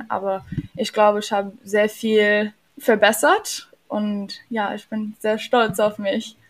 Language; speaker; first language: German; non-native, learner; English